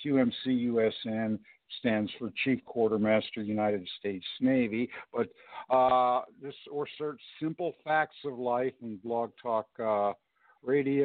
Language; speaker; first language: English; native; English